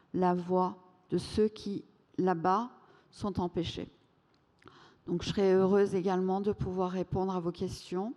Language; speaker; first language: French; non-native, fluent; Persian